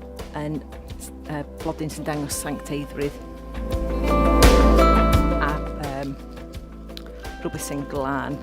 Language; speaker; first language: Welsh; non-native, local second language; English